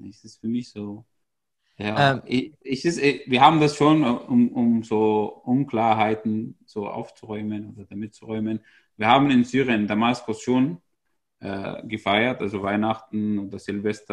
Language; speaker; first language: German; non-native, fluent; Arabic